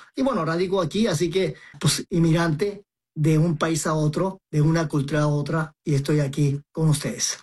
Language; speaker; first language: Spanish; early bilingual, other home language; Korean